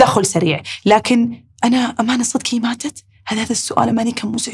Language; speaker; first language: Arabic; native; Arabic